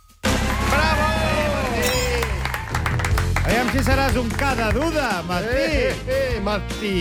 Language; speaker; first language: Catalan; native; Catalan